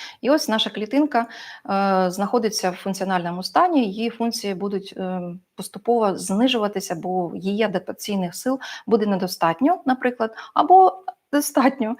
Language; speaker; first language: Ukrainian; non-native, local second language; Russian